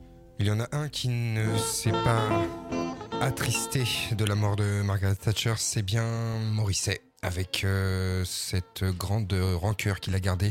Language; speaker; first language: French; native; French